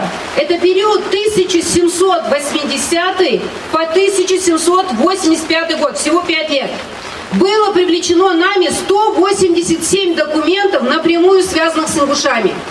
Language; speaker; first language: Russian; non-native, local second language; Ingush